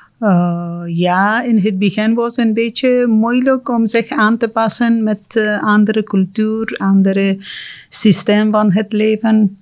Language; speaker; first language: Dutch; non-native, fluent; Persian